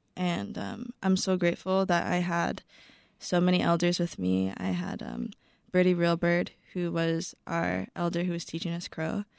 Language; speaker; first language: English; native; English